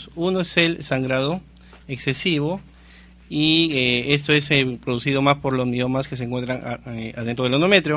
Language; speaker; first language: Spanish; native; Spanish